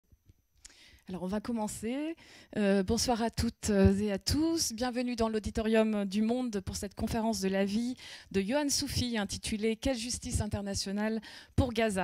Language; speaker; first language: French; native; French